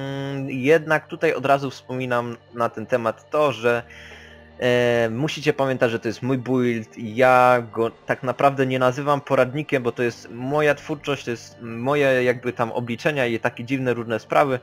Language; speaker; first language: Polish; native; Polish